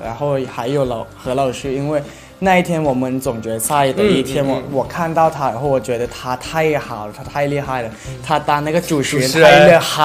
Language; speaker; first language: Chinese; non-native, learner; Thai